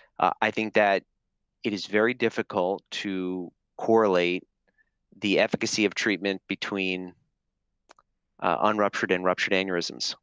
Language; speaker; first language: English; native; English